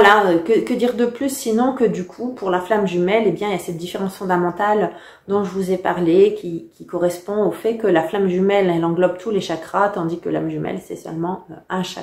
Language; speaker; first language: French; native; French